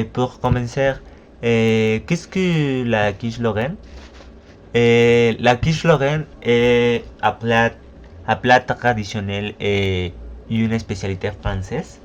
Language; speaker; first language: French; non-native, learner; Spanish